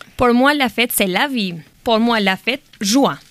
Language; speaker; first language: French; non-native, learner; Albanian